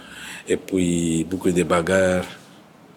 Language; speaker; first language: French; non-native, learner; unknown